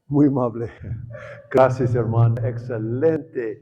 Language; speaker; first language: Spanish; non-native, fluent; English